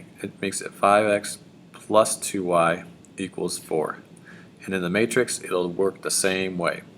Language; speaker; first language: English; native; English